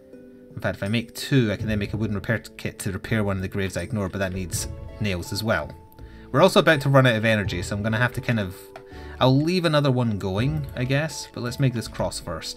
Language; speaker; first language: English; native; English